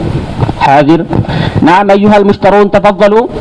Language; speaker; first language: Arabic; non-native, learner; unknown